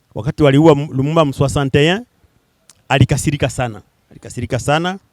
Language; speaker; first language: Swahili; non-native, local second language; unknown